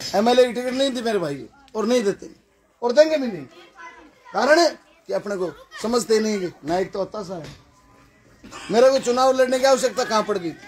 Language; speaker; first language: Hindi; native; Hindi